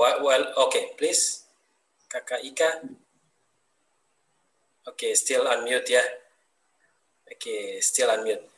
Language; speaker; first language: English; non-native, learner; Indonesian